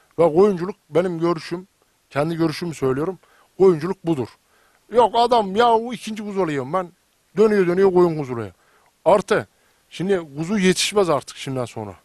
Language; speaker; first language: Turkish; native; Turkish